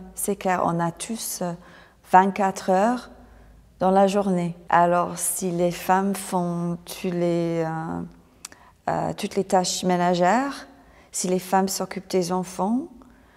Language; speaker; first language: French; non-native, fluent; English